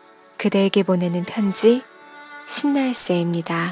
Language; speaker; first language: Korean; native; Korean